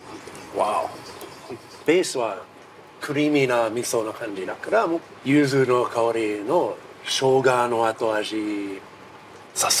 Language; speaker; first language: Japanese; non-native, learner; English